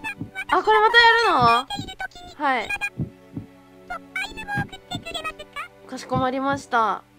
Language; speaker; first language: Japanese; native; Japanese